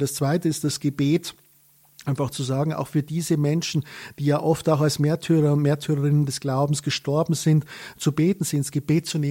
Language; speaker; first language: German; native; German